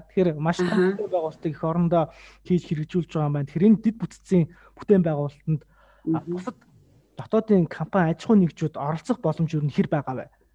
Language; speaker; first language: Mongolian; native; Mongolian